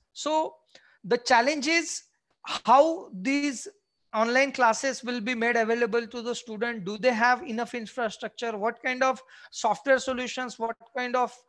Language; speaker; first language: English; non-native, local second language; Marathi